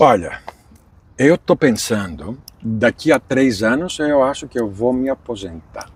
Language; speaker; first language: Portuguese; non-native, fluent; Greek